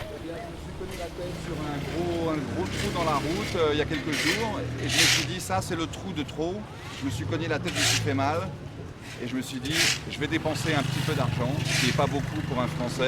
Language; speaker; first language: French; native; French